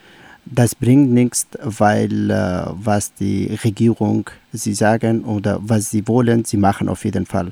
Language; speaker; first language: German; non-native, learner; Persian